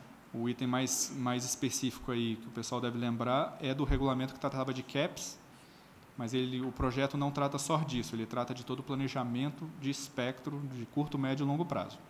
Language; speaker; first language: Portuguese; native; Portuguese